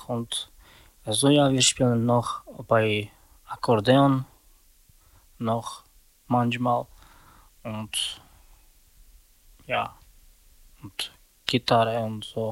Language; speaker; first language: German; non-native, learner; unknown